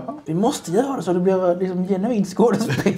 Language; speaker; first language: Swedish; native; Swedish